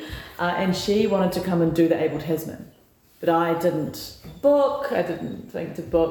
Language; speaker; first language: English; native; English